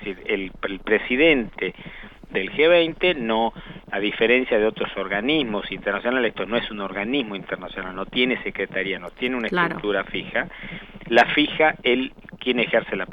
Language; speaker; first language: Spanish; native; Spanish